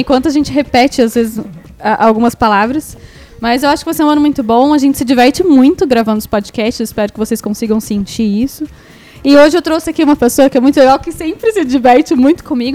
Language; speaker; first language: Portuguese; native; Portuguese